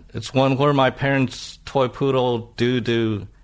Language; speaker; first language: English; native; English